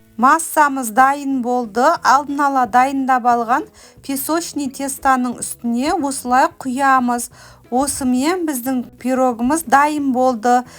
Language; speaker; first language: Kazakh; native; Kazakh